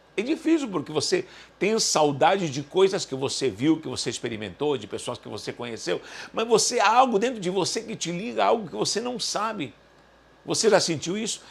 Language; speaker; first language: Portuguese; early bilingual, other home language; Spanish